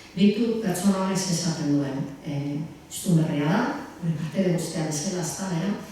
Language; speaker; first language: Basque; native; Basque